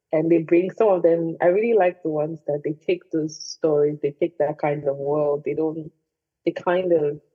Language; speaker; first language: English; non-native, local second language; Igbo